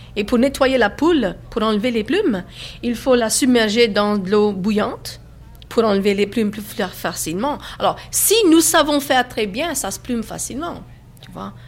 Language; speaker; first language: French; native; French